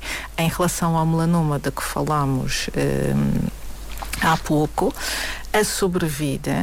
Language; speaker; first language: Portuguese; native; Portuguese